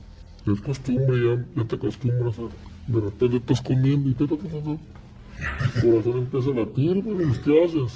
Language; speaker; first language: Spanish; native; Spanish